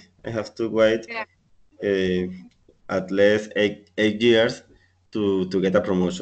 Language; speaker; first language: English; non-native, learner; Spanish